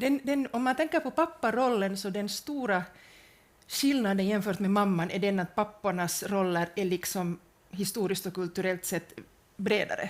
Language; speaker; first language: Swedish; native; Swedish